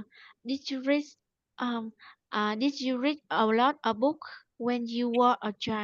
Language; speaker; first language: English; non-native, learner; Vietnamese